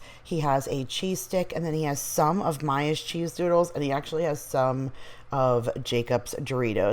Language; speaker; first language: English; native; English